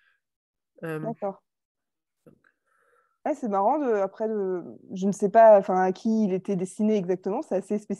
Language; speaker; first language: French; native; French